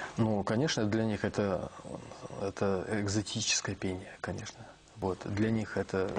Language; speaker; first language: Russian; non-native, local second language; Kazakh